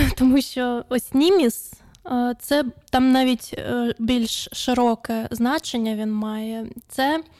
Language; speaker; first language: Ukrainian; non-native, local second language; Russian